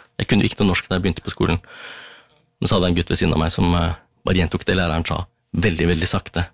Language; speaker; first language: Norwegian; early bilingual, other home language; Tamil